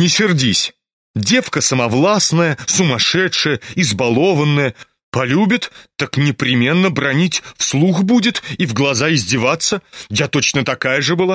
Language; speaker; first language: Russian; native; Russian